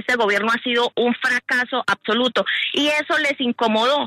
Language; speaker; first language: Spanish; native; Spanish